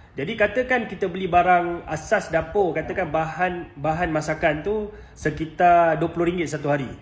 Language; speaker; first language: Malay; native; Malay